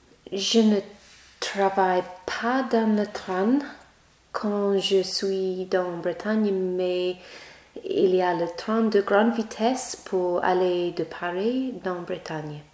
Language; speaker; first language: French; non-native, learner; English